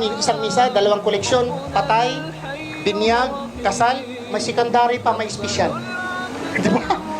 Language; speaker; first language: Filipino; non-native, local second language; Cebuano